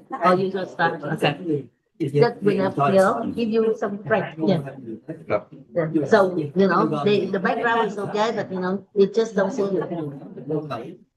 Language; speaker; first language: English; non-native, learner; Vietnamese